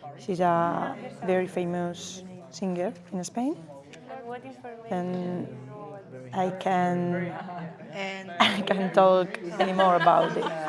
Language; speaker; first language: English; non-native, learner; Spanish